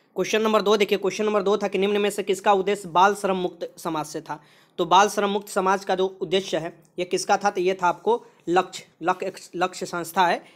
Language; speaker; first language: Hindi; native; Hindi